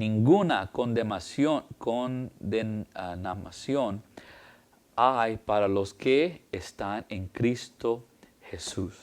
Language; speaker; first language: Spanish; early bilingual, heritage; English